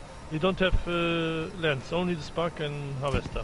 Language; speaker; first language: English; non-native, learner; German